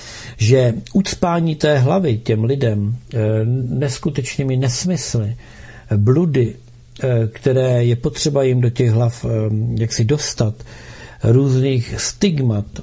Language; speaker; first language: Czech; native; Czech